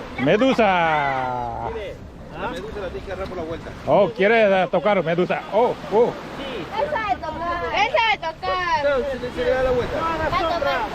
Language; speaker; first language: Spanish; non-native, learner; Korean